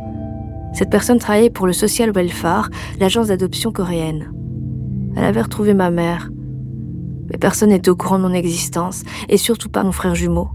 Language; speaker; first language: French; native; French